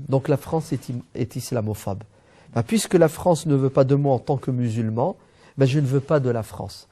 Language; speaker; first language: French; early bilingual, other home language; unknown